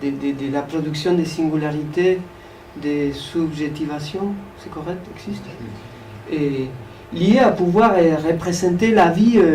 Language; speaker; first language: French; non-native, fluent; Spanish